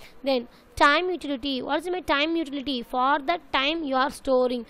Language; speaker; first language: English; non-native, local second language; Tamil